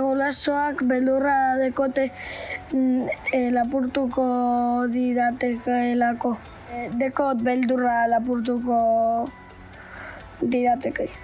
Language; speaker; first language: Basque; non-native, local second language; Spanish